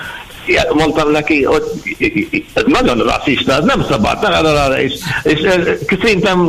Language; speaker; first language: Hungarian; non-native, learner; English